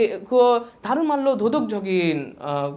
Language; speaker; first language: Korean; non-native, fluent; Odia